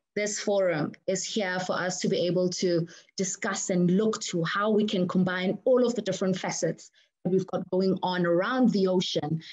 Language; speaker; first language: English; non-native, local second language; Zulu